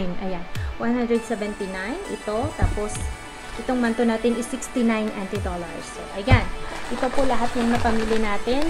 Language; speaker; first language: Filipino; native; Filipino